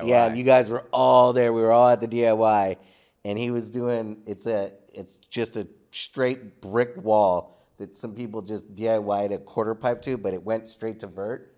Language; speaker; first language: English; native; English